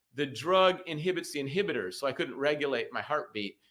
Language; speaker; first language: English; native; English